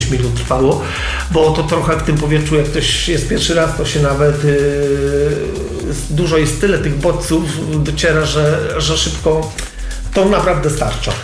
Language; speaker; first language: Polish; native; Polish